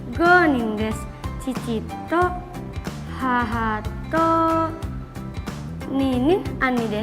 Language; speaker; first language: Japanese; non-native, learner; Indonesian